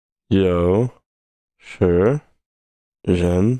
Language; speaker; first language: Chinese; non-native, learner; English